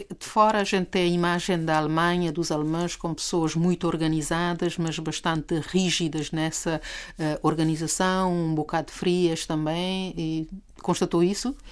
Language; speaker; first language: Portuguese; non-native, local second language; Kabuverdianu